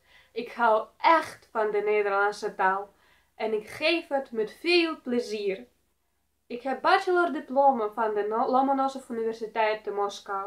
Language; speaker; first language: Dutch; non-native, fluent; Russian